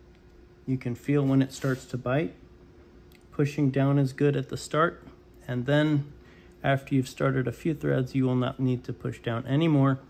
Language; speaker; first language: English; native; English